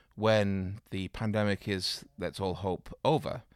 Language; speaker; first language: English; native; English